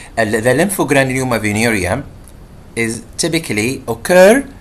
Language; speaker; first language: English; non-native, fluent; Arabic